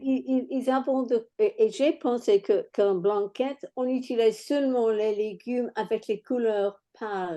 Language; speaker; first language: French; non-native, learner; English